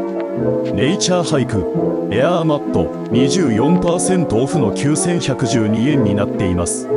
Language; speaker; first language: Japanese; native; Japanese